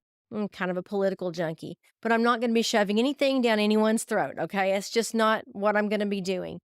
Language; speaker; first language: English; native; English